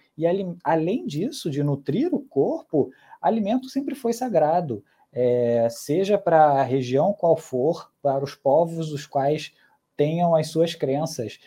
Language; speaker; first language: Portuguese; early bilingual, other home language; Spanish